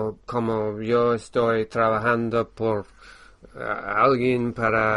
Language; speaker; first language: Spanish; non-native, fluent; English